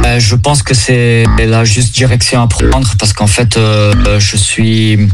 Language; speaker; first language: French; early bilingual, heritage; Italian